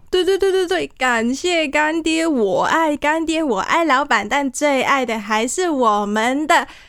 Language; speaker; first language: Chinese; non-native, local second language; Cantonese